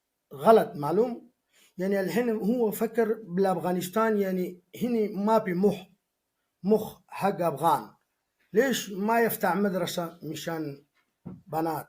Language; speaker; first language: Arabic; non-native, learner; Pashto